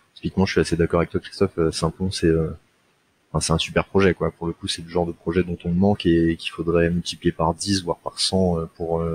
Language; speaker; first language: French; native; French